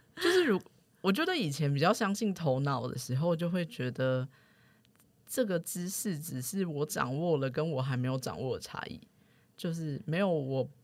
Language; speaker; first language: Chinese; native; Chinese